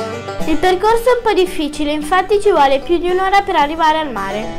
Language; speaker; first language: Italian; native; Italian